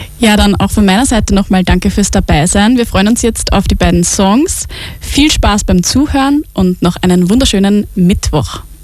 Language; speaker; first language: German; native; German